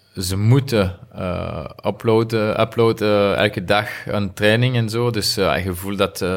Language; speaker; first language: Dutch; non-native, local second language; French